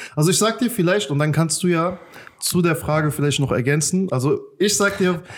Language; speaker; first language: German; early bilingual, other home language; Persian